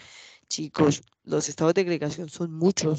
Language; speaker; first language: Spanish; native; Spanish